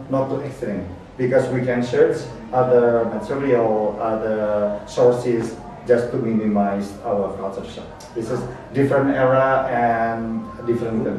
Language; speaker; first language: English; non-native, learner; Indonesian